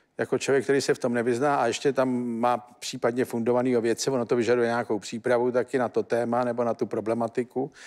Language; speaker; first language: Czech; native; Czech